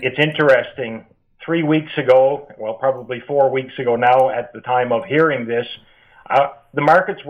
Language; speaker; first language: English; native; English